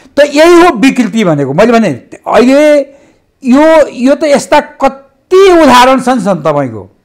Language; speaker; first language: Nepali; native; Nepali